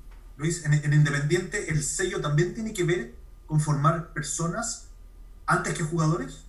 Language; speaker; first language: Spanish; native; Spanish